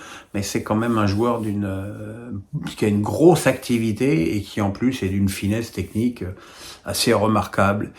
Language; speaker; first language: French; native; French